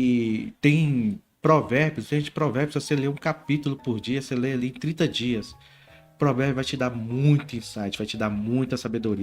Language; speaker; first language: Portuguese; native; Portuguese